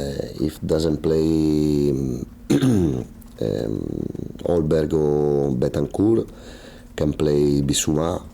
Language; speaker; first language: English; non-native, learner; Italian